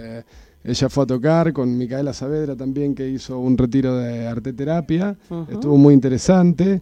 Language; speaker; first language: Spanish; native; Spanish